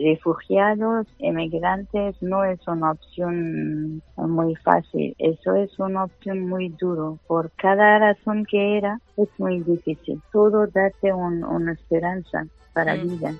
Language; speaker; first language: Spanish; non-native, learner; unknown